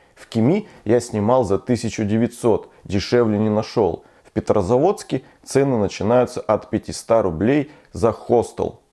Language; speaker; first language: Russian; native; Russian